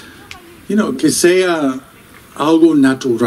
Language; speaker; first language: Spanish; non-native, fluent; English